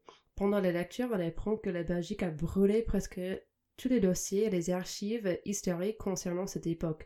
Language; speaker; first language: French; non-native, fluent; English